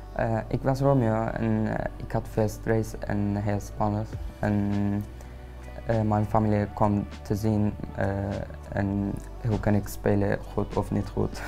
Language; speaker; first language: Dutch; non-native, learner; Turkish